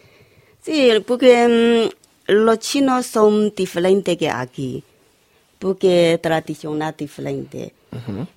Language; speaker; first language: Spanish; non-native, learner; Chinese